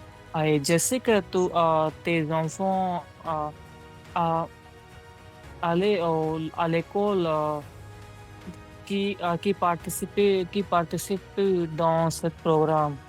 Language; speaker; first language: French; non-native, learner; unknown